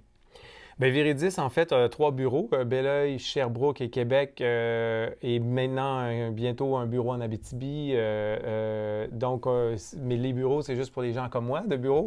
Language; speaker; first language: French; native; French